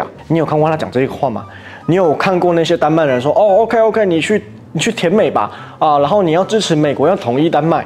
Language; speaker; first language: Chinese; native; Chinese